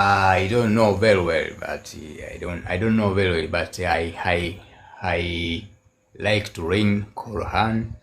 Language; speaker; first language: English; non-native, learner; Swahili